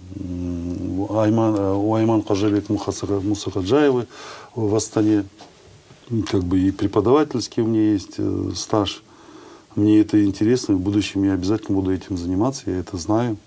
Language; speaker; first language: Russian; non-native, local second language; Kazakh